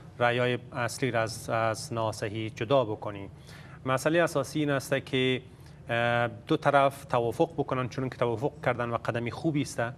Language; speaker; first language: Persian; native; Persian